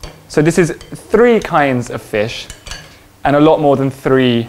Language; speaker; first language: English; native; English